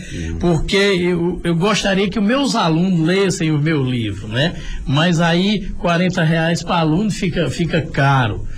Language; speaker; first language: Portuguese; native; Portuguese